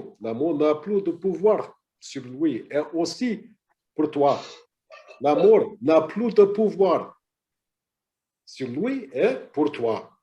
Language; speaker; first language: French; non-native, learner; English